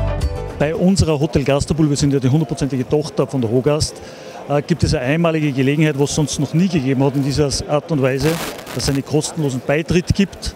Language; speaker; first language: German; native; German